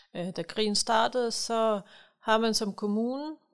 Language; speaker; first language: Danish; non-native, fluent; Ukrainian